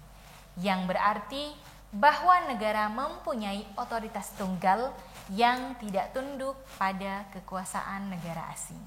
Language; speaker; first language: Indonesian; native; Indonesian